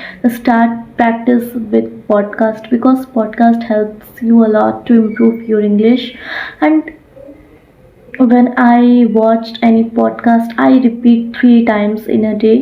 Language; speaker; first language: English; non-native, learner; Odia